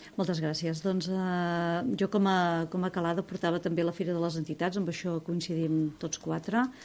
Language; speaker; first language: Catalan; native; Catalan